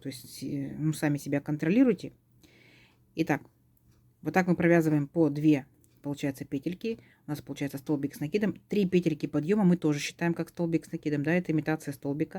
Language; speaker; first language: Russian; native; Russian